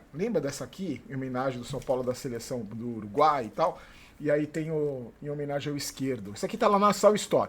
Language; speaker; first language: Portuguese; native; Portuguese